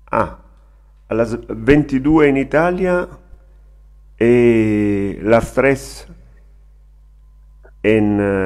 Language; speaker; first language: Spanish; non-native, learner; Italian